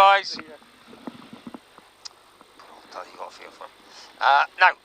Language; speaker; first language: English; native; English